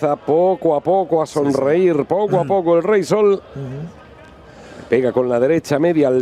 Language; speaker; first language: Spanish; native; Spanish